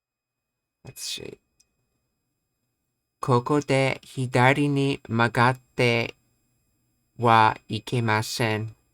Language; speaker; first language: Japanese; non-native, learner; English